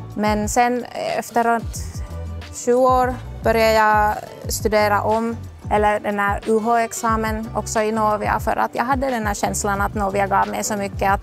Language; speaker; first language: Swedish; non-native, local second language; Finnish